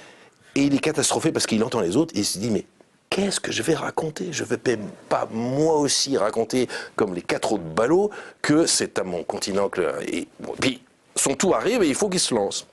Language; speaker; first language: French; native; French